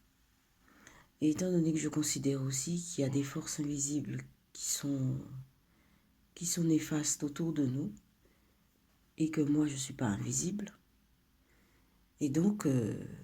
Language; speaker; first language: French; native; French